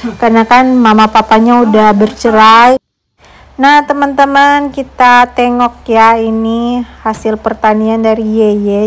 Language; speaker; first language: Indonesian; native; Indonesian